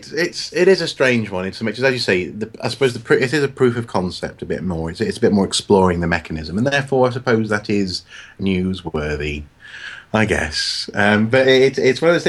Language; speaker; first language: English; native; English